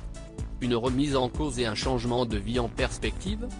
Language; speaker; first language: French; native; French